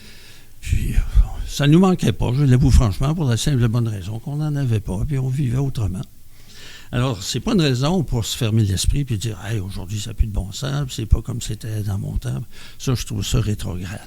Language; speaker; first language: French; native; French